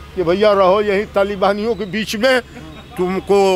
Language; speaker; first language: Hindi; native; Hindi